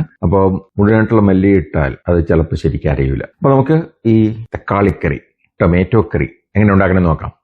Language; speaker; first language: Malayalam; native; Malayalam